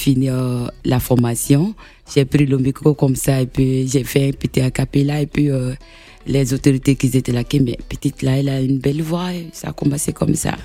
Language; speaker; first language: French; non-native, local second language; Mandingo